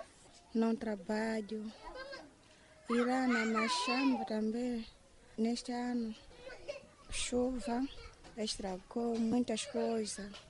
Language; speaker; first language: Portuguese; non-native, local second language; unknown